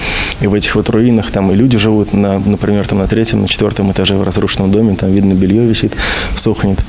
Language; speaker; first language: Russian; native; Russian